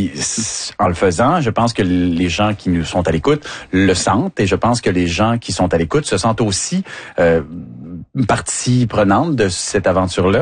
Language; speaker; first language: French; native; French